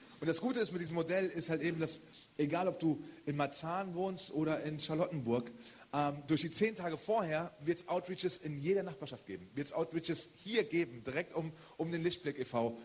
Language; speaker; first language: German; native; German